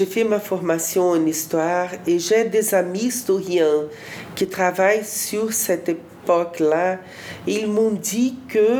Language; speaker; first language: French; non-native, fluent; Portuguese